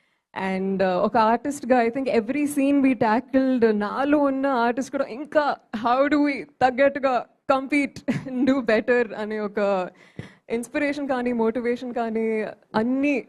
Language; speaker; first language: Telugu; early bilingual, heritage; Telugu